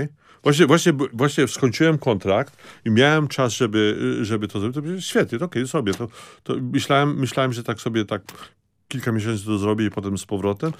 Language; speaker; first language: Polish; early bilingual, heritage; Polish